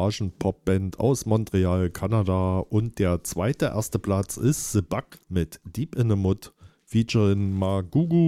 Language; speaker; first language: German; native; German